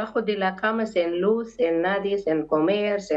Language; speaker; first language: Spanish; non-native, learner; Arabic